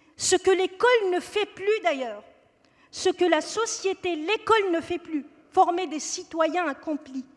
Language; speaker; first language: French; non-native, local second language; Kabyle